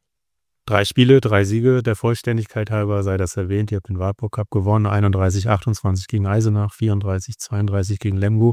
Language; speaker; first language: German; native; German